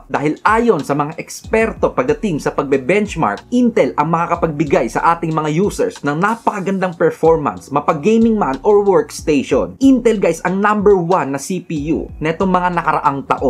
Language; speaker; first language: Filipino; native; Filipino